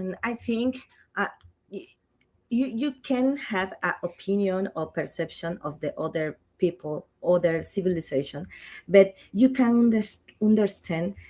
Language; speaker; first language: English; non-native, learner; Spanish